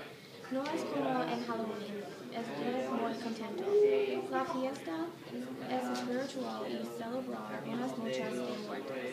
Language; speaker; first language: Spanish; non-native, learner; English